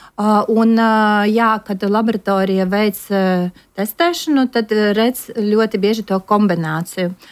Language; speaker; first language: Latvian; non-native, local second language; Russian